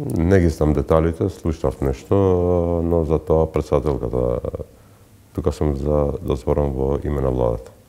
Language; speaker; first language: Macedonian; non-native, local second language; Albanian